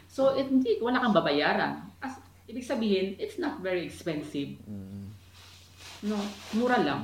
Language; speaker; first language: English; non-native, local second language; Hiligaynon